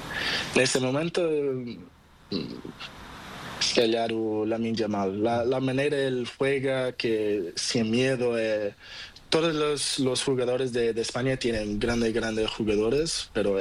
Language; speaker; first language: Spanish; non-native, learner; Portuguese